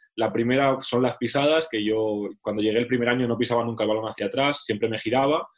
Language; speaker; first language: Spanish; native; Spanish